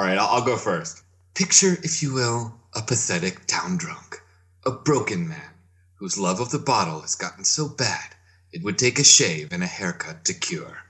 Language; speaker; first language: English; native; English